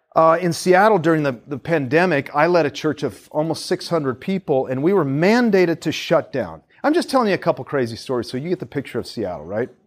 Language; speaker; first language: English; native; English